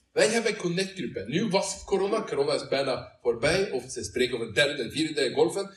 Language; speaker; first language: Dutch; non-native, learner; Norwegian